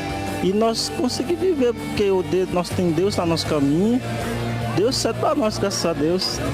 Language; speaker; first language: Portuguese; non-native, learner; Haitian Creole